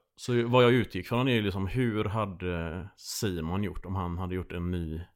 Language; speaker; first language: Swedish; native; Swedish